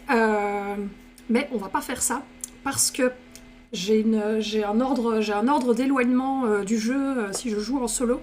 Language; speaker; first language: French; native; French